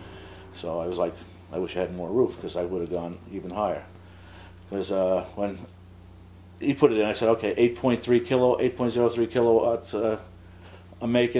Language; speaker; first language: English; native; English